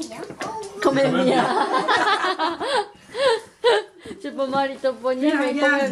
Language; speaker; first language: French; non-native, learner; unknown